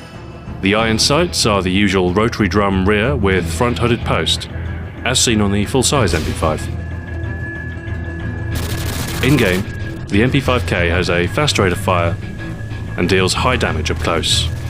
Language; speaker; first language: English; native; English